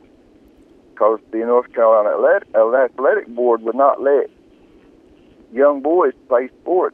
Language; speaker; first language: English; early bilingual, other home language; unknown